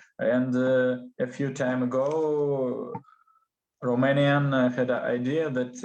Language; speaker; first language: English; non-native, learner; Russian